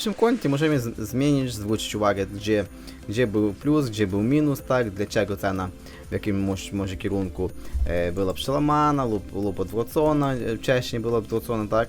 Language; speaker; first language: Polish; non-native, fluent; Ukrainian